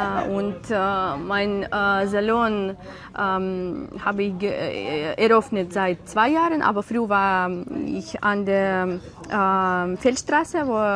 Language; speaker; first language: German; non-native, learner; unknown